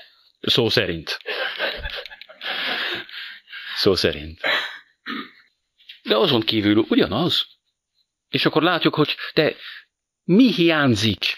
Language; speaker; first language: Hungarian; non-native, fluent; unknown